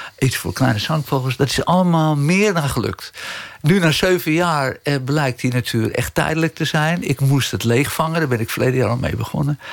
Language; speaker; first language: Dutch; native; Dutch